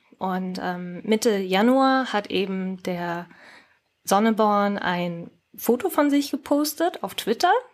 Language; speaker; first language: German; early bilingual, other home language; Japanese